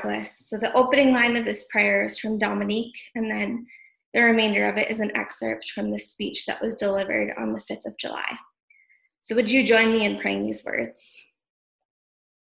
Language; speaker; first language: English; native; English